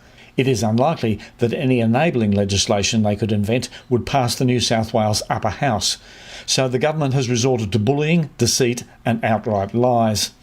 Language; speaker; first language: English; native; English